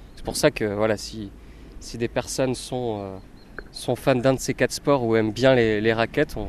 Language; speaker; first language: French; native; French